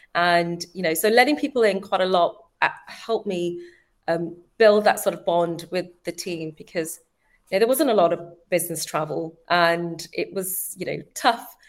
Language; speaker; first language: English; native; English